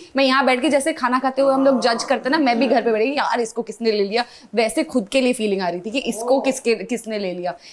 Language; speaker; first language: Hindi; non-native, local second language; English